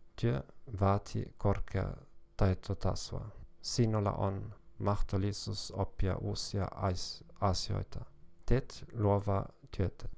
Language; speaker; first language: Finnish; non-native, learner; German